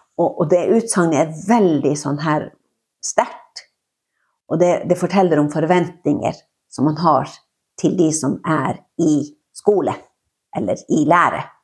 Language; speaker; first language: Norwegian; non-native, local second language; Northern Sami